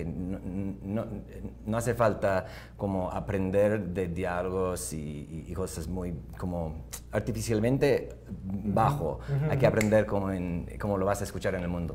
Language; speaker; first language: Spanish; non-native, fluent; English